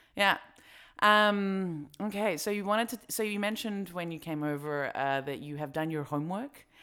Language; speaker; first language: English; native; English